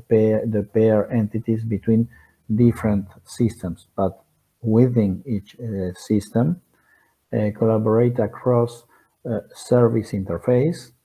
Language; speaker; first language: English; non-native, fluent; Spanish